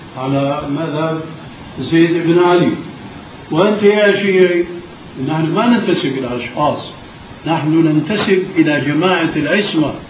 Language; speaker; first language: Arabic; early bilingual, other home language; Albanian